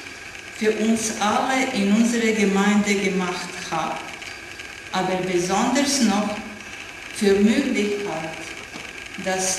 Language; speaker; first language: German; non-native, learner; Serbian